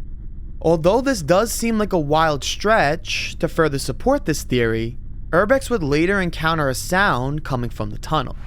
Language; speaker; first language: English; native; English